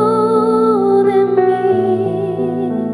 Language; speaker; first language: Spanish; native; Spanish